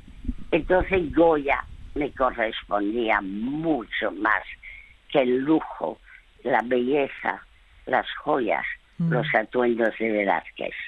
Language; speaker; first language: Spanish; early bilingual, other home language; French